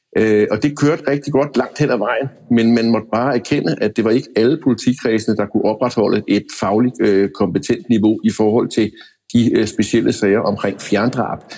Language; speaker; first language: Danish; native; Danish